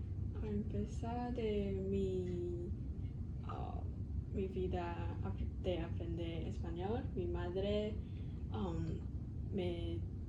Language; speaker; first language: Spanish; non-native, learner; Cantonese